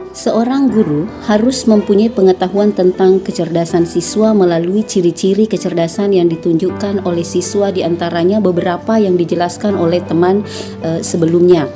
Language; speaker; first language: Indonesian; non-native, local second language; Buginese